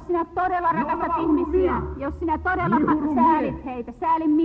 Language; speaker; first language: Finnish; native; Finnish